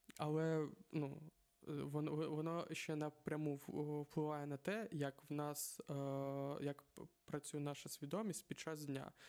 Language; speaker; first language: Ukrainian; non-native, local second language; Russian